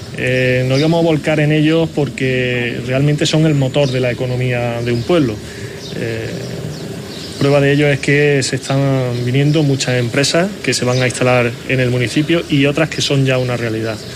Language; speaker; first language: Spanish; native; Spanish